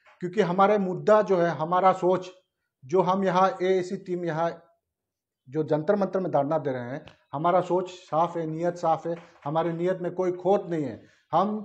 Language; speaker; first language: Hindi; non-native, local second language; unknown